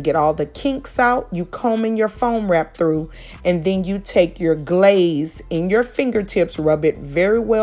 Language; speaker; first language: English; native; English